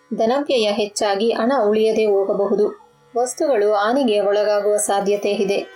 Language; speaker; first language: Kannada; native; Kannada